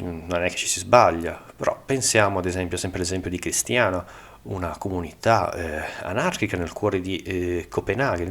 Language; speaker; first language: Italian; native; Italian